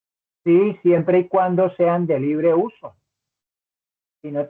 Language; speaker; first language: Spanish; native; Spanish